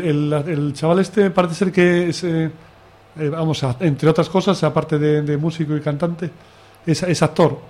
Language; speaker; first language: Spanish; native; Spanish